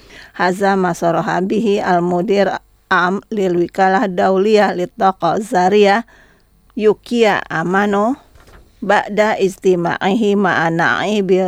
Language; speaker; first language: Arabic; non-native, learner; Indonesian